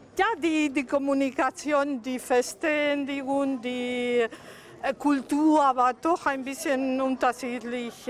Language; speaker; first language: German; non-native, fluent; Spanish